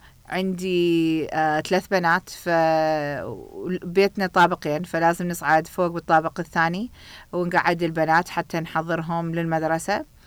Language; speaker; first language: Arabic; early bilingual, heritage; Arabic